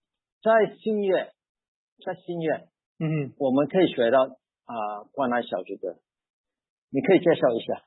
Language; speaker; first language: Chinese; early bilingual, heritage; Chinese